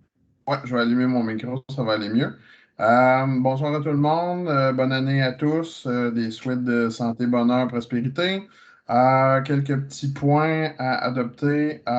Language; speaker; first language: French; native; French